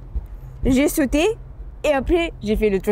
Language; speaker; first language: French; non-native, fluent; Russian